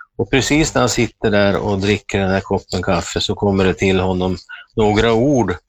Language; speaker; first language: Swedish; native; Swedish